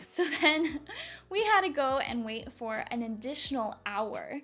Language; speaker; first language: English; native; English